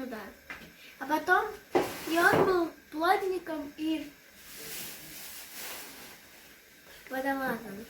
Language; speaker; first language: Russian; early bilingual, other home language; Tajik